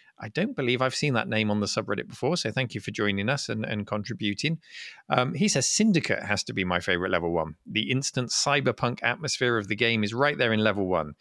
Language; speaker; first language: English; native; English